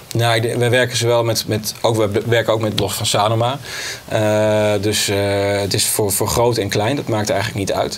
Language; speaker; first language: Dutch; native; Dutch